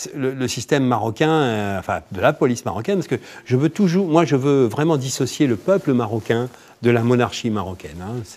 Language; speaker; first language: French; native; French